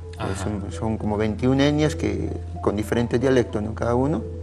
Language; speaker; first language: Spanish; native; Spanish